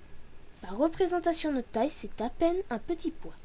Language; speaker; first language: French; native; French